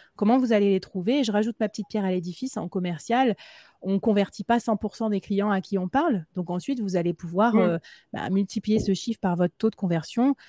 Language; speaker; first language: French; native; French